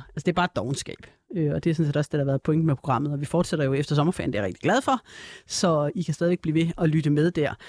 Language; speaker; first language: Danish; native; Danish